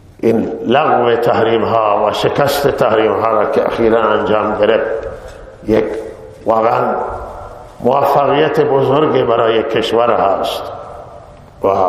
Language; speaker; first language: Persian; non-native, local second language; Baluchi